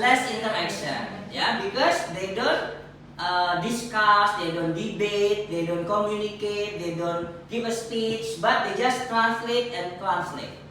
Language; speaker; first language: English; non-native, fluent; Indonesian